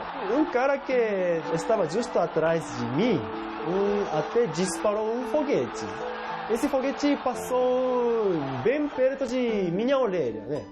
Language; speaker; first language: Portuguese; non-native, fluent; Japanese